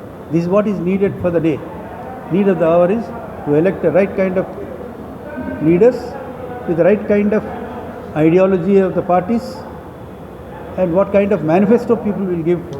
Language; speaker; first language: English; non-native, local second language; Telugu